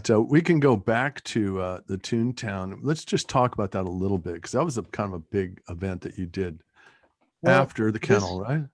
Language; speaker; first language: English; native; English